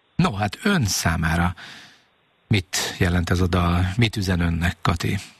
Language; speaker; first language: Hungarian; native; Hungarian